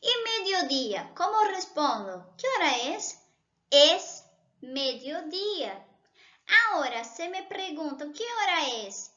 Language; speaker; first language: Spanish; non-native, fluent; Portuguese